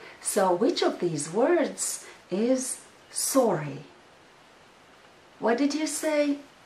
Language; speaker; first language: English; non-native, fluent; Latvian